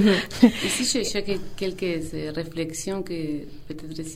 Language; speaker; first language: French; non-native, fluent; Spanish